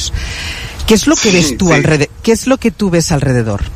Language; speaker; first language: Spanish; native; Spanish